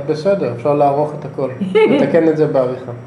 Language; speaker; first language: Hebrew; native; Hebrew